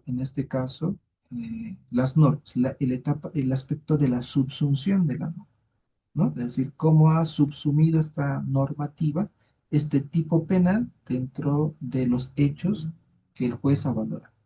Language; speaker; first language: Spanish; native; Spanish